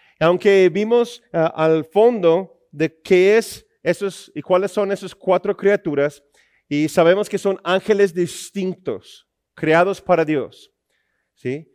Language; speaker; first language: Spanish; non-native, fluent; English